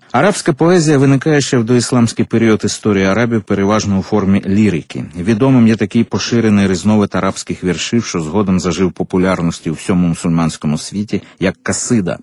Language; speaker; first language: Ukrainian; native; Ukrainian